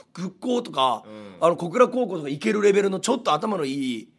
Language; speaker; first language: Japanese; native; Japanese